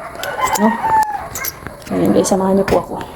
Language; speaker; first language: Filipino; native; Filipino